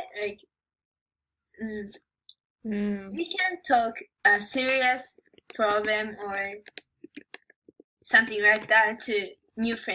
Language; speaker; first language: English; non-native, learner; Japanese